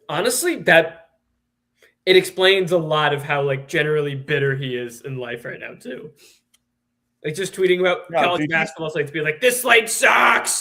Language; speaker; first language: English; native; English